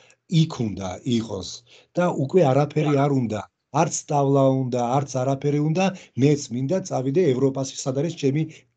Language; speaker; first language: Georgian; non-native, local second language; Russian